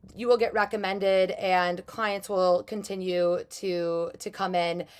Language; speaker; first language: English; native; English